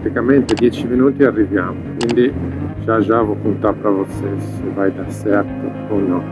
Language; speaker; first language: Portuguese; non-native, fluent; Italian